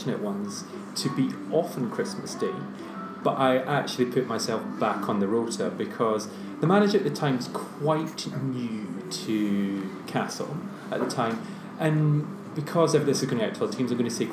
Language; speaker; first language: English; native; English